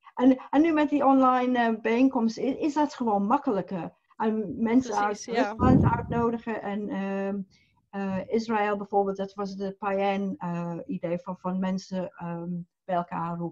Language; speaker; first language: Dutch; non-native, fluent; English